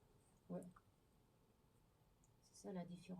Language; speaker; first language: French; non-native, learner; Mongolian